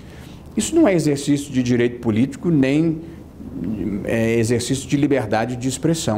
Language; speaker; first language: Portuguese; native; Portuguese